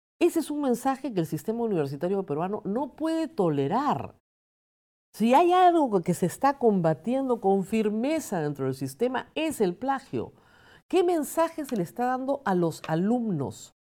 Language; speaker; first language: Spanish; native; Spanish